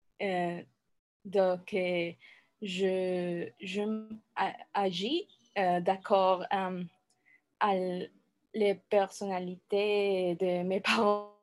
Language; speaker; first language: French; non-native, learner; Spanish